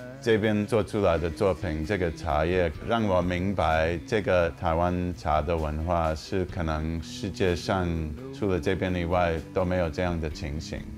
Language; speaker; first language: Chinese; non-native, fluent; English